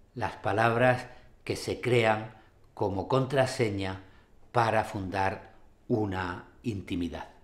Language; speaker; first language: Spanish; native; Spanish